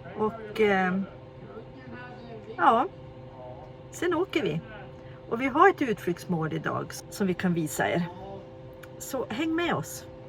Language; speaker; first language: Swedish; native; Swedish